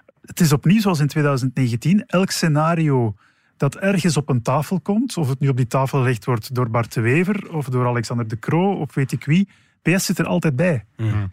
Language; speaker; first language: Dutch; native; Dutch